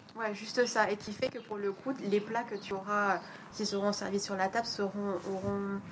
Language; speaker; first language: French; native; French